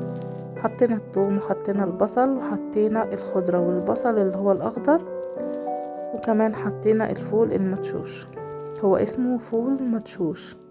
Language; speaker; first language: Arabic; native; Arabic